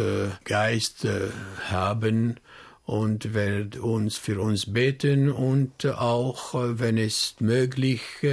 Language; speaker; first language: German; non-native, fluent; Arabic